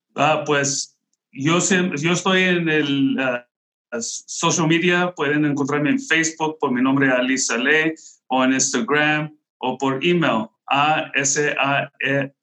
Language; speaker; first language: Spanish; non-native, local second language; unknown